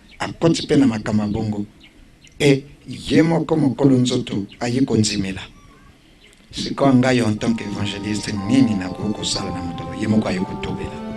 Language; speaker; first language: Lingala; native; Lingala